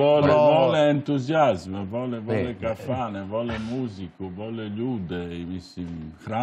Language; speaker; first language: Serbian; non-native, learner; Italian